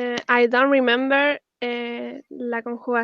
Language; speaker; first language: English; non-native, learner; Spanish